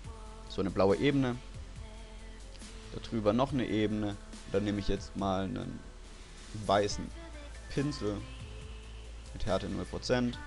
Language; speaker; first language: German; native; German